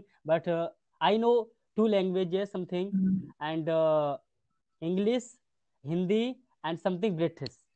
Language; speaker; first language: English; non-native, learner; Hindi